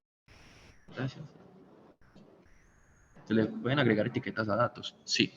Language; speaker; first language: Spanish; native; Spanish